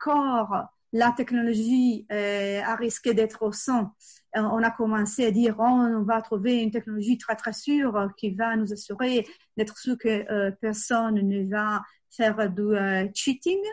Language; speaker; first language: French; non-native, fluent; Italian